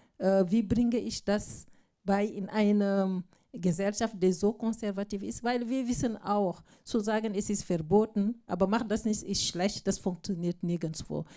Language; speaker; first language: German; non-native, fluent; Fula